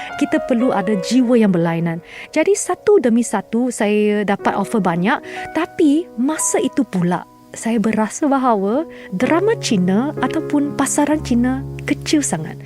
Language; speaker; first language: Malay; non-native, local second language; Chinese